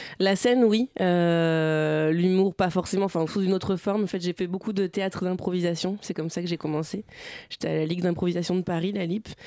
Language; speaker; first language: French; native; French